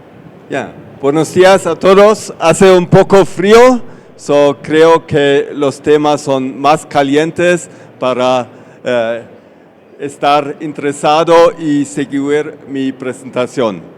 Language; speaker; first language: Spanish; non-native, fluent; German